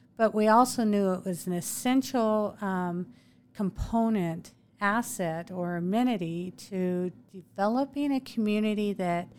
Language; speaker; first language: English; native; English